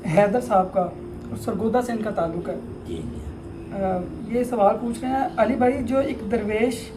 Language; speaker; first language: Urdu; native; Urdu